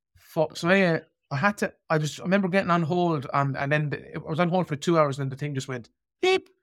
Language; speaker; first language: English; native; English